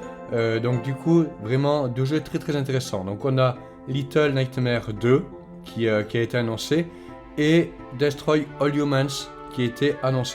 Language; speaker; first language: French; native; French